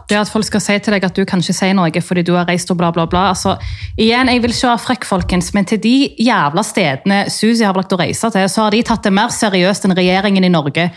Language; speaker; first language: Norwegian; native; Norwegian